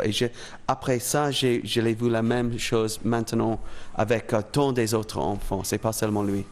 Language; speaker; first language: French; non-native, fluent; English